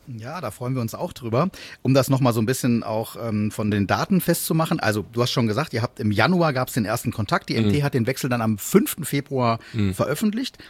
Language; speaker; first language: German; native; German